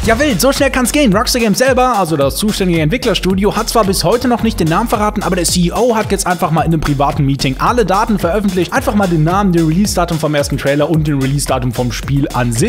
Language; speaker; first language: German; native; German